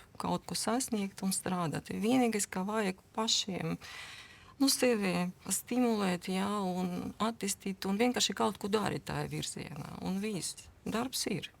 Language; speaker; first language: Latvian; non-native, local second language; Russian